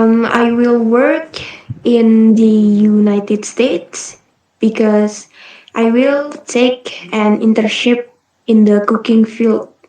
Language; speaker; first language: English; non-native, learner; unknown